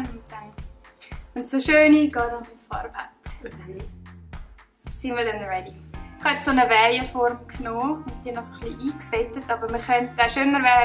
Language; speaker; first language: German; native; German